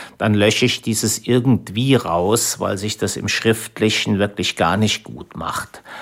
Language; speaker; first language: German; native; German